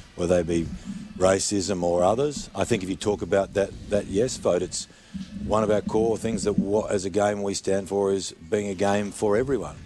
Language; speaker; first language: English; native; English